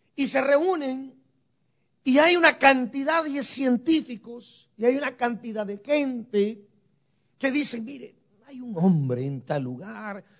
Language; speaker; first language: Spanish; native; Spanish